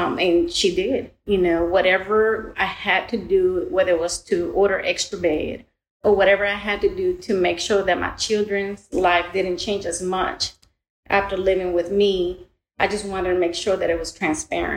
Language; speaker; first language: English; early bilingual, other home language; Spanish